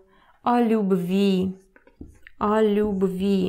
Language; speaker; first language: Russian; non-native, learner; English